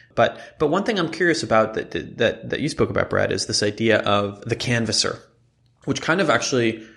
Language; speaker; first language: English; non-native, fluent; Hebrew